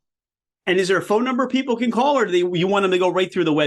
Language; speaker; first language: English; native; English